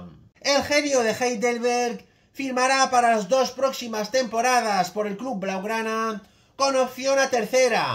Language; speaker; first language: Spanish; native; Spanish